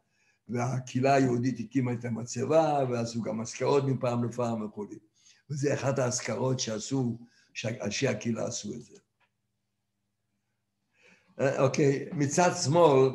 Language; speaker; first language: Hebrew; non-native, fluent; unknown